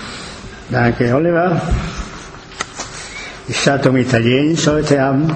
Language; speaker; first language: German; non-native, fluent; Italian